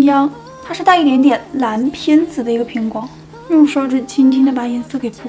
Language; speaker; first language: Chinese; native; Chinese